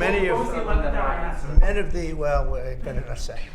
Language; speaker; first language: English; native; English